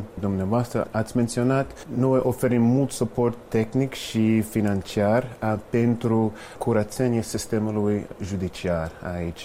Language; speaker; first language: Romanian; non-native, fluent; English